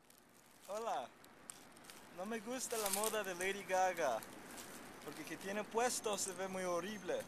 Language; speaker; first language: Spanish; non-native, learner; English